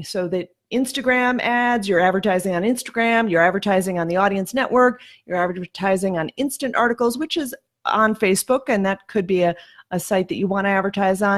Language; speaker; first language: English; native; English